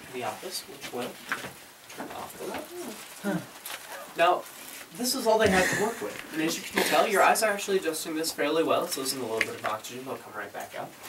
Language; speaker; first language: English; native; English